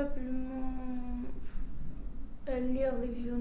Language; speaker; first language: French; non-native, fluent; English